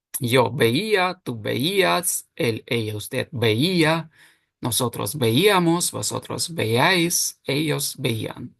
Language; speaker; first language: Spanish; non-native, fluent; Ukrainian